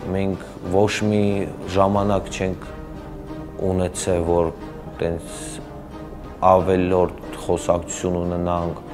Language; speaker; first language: Armenian; early bilingual, heritage; Armenian